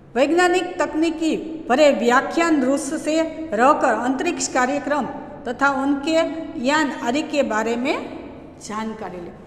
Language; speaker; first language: Hindi; non-native, local second language; Gujarati